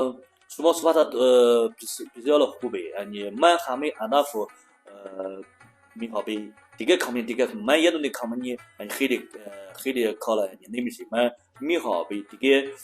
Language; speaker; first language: Persian; non-native, learner; Chinese